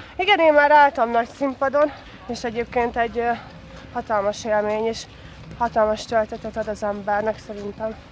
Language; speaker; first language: Hungarian; early bilingual, other home language; Russian